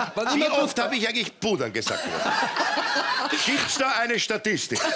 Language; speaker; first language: German; native; German